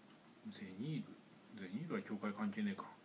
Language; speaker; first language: Japanese; native; Japanese